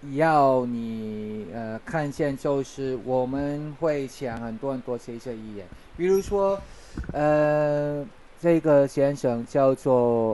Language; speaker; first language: Chinese; non-native, learner; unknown